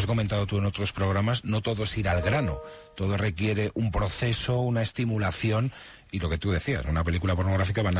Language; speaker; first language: Spanish; native; Spanish